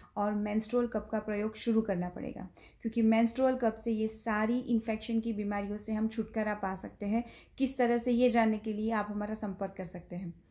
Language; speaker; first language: Hindi; non-native, local second language; Gujarati